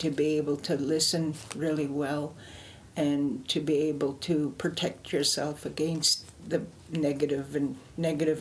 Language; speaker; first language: English; native; English